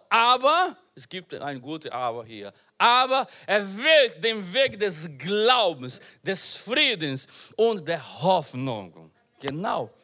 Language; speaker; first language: German; non-native, learner; Portuguese